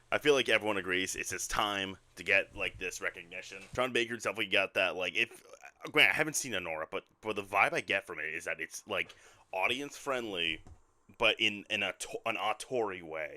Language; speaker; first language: English; native; English